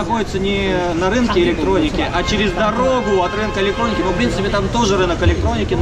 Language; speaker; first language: Russian; native; Russian